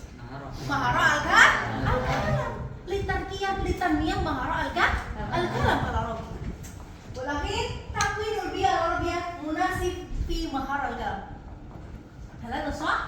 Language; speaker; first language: Arabic; non-native, learner; Indonesian